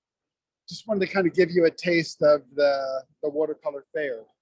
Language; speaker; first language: English; native; English